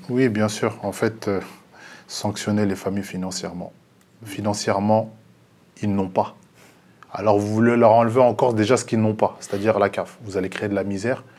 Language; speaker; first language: French; early bilingual, other home language; Lingala